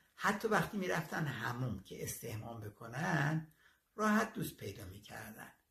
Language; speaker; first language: Persian; native; Persian